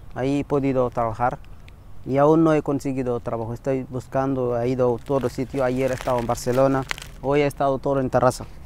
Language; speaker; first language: Spanish; non-native, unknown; Wolof